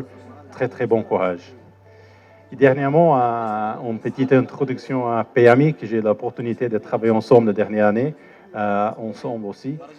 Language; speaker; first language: French; non-native, fluent; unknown